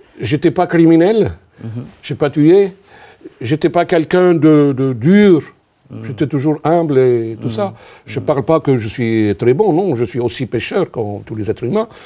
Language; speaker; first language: French; non-native, local second language; Arabic